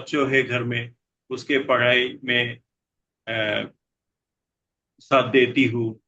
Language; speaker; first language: Hindi; non-native, learner; Bangla